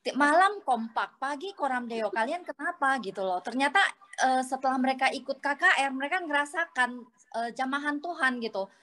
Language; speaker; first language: Indonesian; native; Indonesian